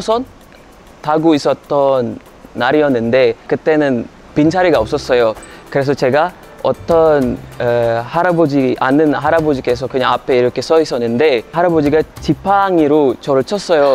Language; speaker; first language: Korean; non-native, fluent; Indonesian